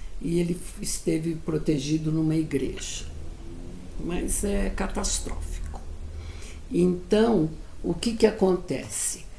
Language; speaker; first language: Portuguese; early bilingual, other home language; Yiddish